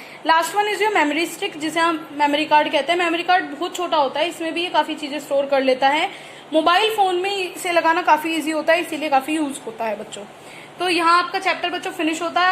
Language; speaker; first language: Hindi; native; Hindi